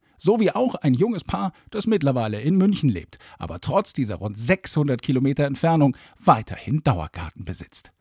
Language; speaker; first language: German; native; German